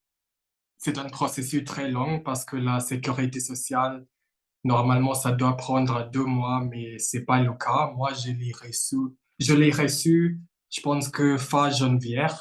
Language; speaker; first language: French; non-native, fluent; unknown